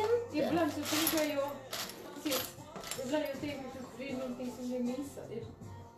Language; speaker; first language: Swedish; non-native, learner; Cebuano